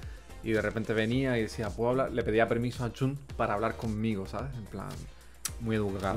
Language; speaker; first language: Spanish; native; Spanish